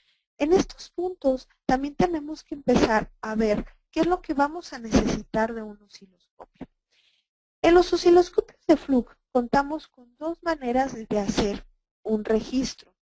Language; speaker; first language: Spanish; native; Spanish